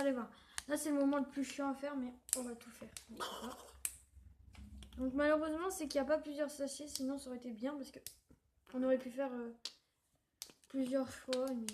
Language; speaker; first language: French; native; French